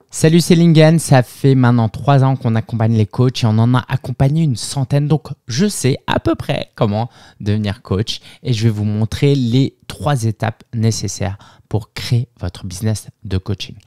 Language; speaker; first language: French; native; French